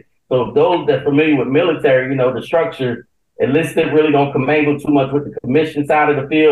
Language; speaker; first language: English; native; English